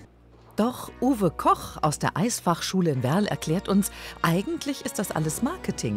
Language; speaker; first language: German; native; German